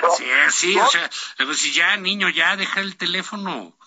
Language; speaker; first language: Spanish; native; Spanish